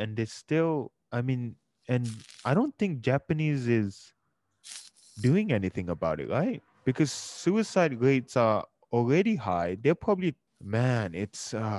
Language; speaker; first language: English; early bilingual, other home language; Japanese